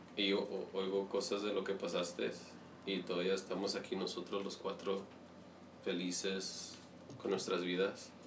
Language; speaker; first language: Spanish; early bilingual, heritage; Spanish